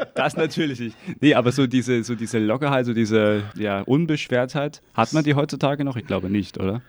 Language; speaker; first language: German; native; German